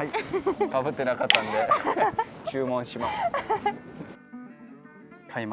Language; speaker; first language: Japanese; native; Japanese